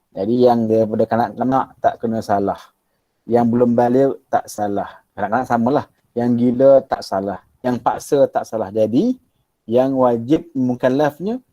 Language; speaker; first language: Malay; native; Malay